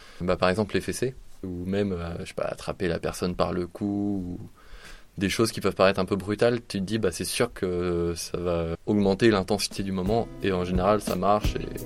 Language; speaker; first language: French; native; French